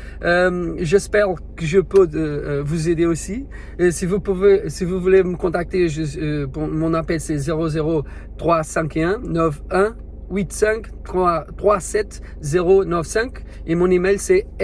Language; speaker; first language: French; non-native, learner; Portuguese